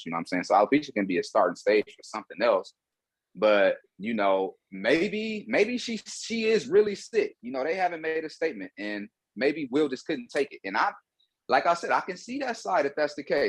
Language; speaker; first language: English; native; English